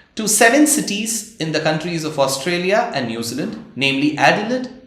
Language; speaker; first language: English; non-native, local second language; Tamil